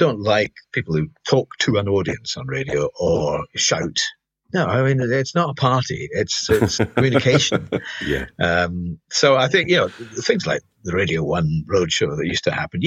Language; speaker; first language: English; native; English